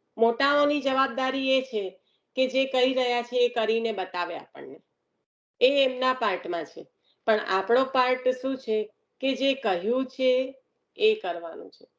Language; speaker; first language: Gujarati; early bilingual, heritage; Gujarati